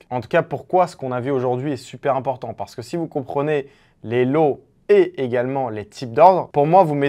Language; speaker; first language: French; native; French